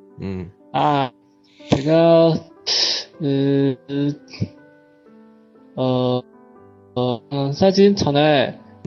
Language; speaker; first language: Korean; non-native, learner; Chinese